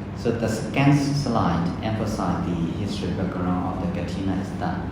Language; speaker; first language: English; non-native, fluent; Burmese